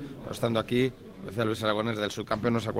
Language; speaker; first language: Spanish; native; Spanish